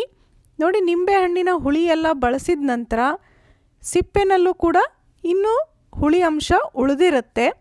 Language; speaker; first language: Kannada; native; Kannada